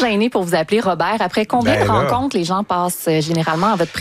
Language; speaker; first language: French; native; French